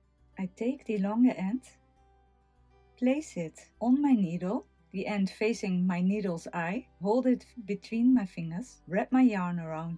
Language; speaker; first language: English; non-native, fluent; Dutch